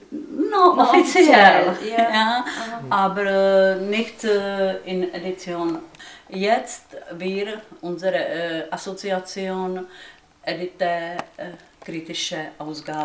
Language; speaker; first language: German; non-native, learner; Czech